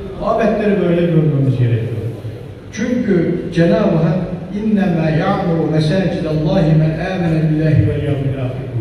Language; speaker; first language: Turkish; native; Turkish